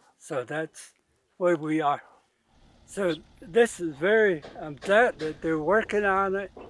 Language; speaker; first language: English; non-native, local second language; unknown